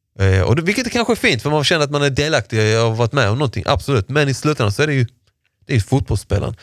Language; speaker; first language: Swedish; early bilingual, other home language; Persian